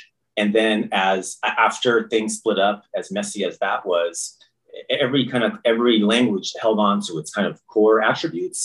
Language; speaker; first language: English; early bilingual, other home language; Croatian